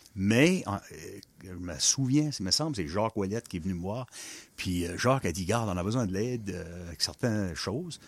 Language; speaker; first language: French; non-native, local second language; English